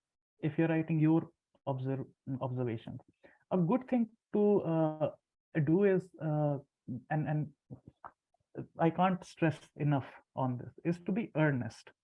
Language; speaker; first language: English; non-native, local second language; Hindi